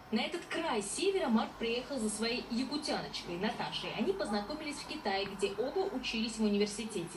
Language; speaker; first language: Russian; native; Russian